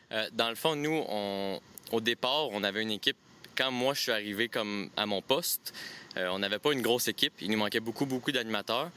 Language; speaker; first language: French; native; French